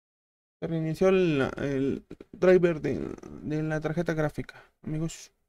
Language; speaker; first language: Spanish; native; Spanish